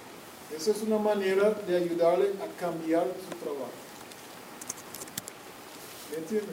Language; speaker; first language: Spanish; non-native, fluent; English